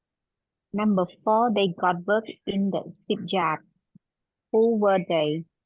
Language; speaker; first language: English; non-native, learner; Khmer